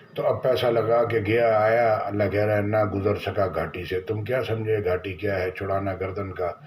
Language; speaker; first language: Urdu; native; Urdu